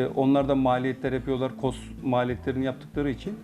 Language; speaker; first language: Turkish; native; Turkish